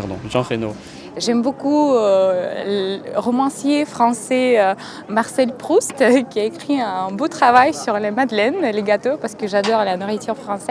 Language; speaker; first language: French; non-native, fluent; Romanian